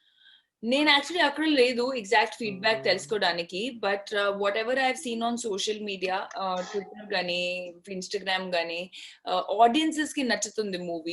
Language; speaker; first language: Telugu; non-native, learner; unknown